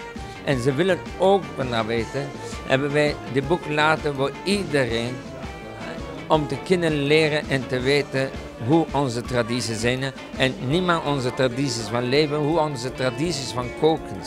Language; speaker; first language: Dutch; non-native, local second language; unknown